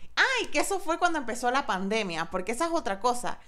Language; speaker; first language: Spanish; native; Spanish